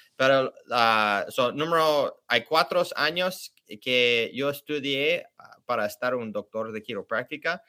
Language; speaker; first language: Spanish; early bilingual, heritage; English